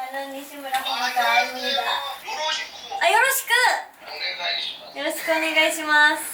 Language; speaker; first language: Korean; non-native, learner; Japanese